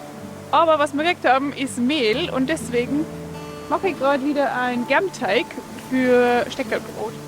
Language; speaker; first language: German; native; German